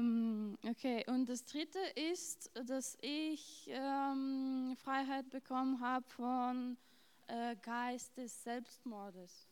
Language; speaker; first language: German; non-native, fluent; Lithuanian